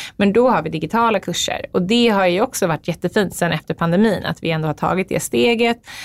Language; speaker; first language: Swedish; native; Swedish